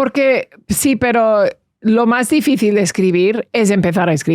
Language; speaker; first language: Spanish; early bilingual, heritage; English